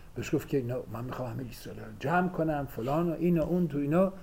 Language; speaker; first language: Persian; native; Persian